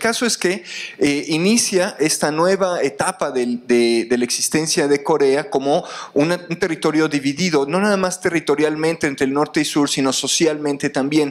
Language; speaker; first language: Spanish; native; Spanish